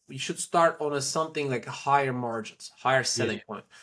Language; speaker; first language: English; non-native, fluent; Turkish